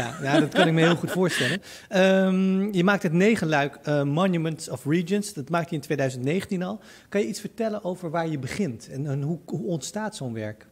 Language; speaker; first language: Dutch; native; Dutch